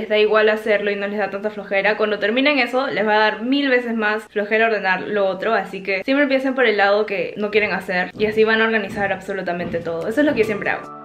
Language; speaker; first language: Spanish; native; Spanish